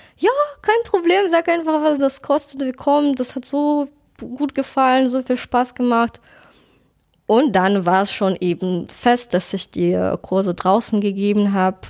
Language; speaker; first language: German; non-native, fluent; Russian